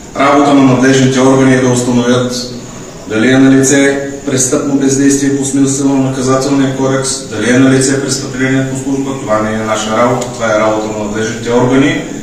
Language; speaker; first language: Bulgarian; non-native, local second language; Turkish